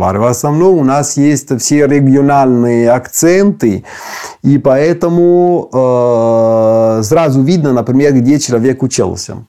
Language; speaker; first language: Russian; non-native, fluent; Italian